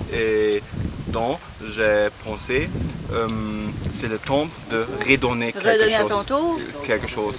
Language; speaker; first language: French; non-native, learner; Italian